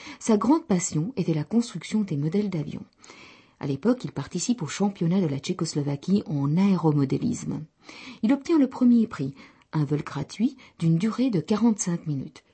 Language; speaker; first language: French; non-native, fluent; Czech